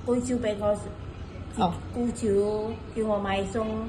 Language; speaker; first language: Cantonese; non-native, learner; Indonesian